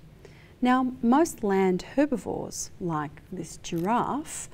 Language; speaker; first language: English; native; English